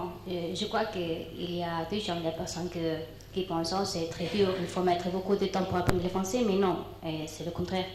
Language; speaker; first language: French; non-native, learner; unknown